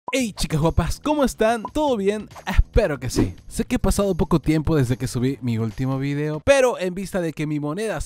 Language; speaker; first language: Spanish; native; Spanish